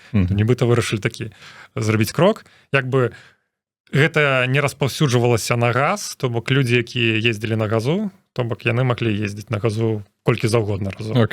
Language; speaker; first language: Belarusian; non-native, local second language; Russian